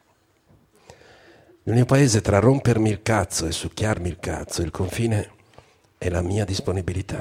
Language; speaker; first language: Italian; native; Italian